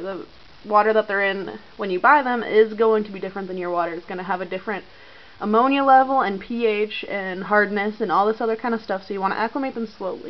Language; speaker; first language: English; native; English